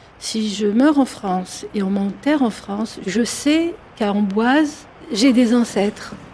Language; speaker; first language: French; non-native, local second language; Arabic